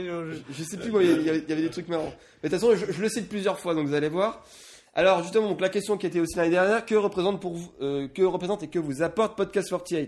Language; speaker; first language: French; native; French